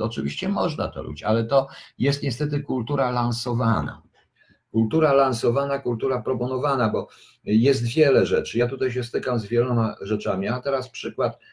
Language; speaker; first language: Polish; native; Polish